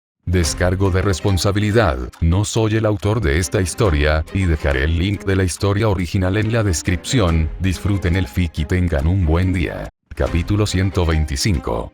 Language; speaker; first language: Spanish; native; Spanish